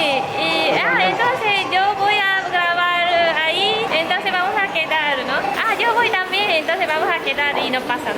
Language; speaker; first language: Spanish; non-native, learner; Japanese